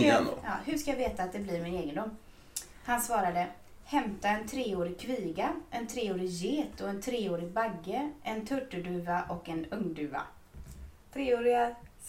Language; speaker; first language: Swedish; native; Swedish